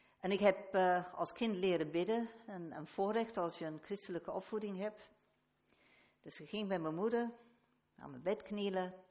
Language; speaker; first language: Dutch; non-native, fluent; English